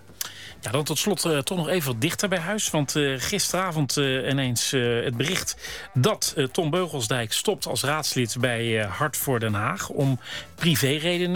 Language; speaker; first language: Dutch; native; Dutch